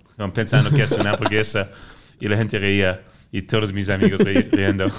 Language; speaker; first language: Spanish; non-native, fluent; French